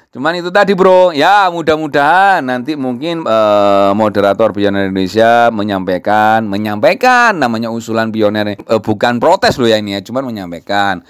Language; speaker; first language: Indonesian; non-native, local second language; Javanese